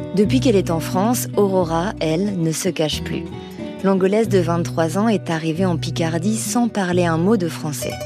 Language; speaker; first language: French; native; French